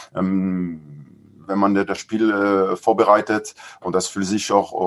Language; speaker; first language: German; non-native, fluent; French